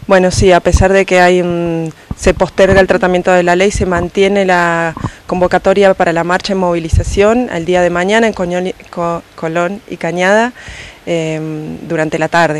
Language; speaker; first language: Spanish; native; Spanish